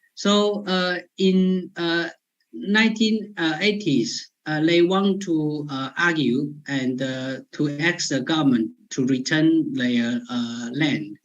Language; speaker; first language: English; non-native, fluent; Chinese